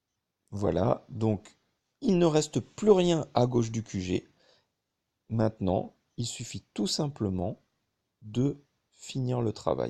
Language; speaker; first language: French; native; French